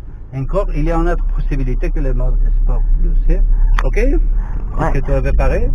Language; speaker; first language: French; non-native, learner; Spanish